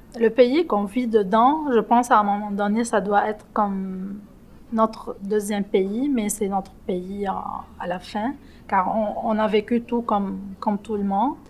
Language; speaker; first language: French; non-native, local second language; Arabic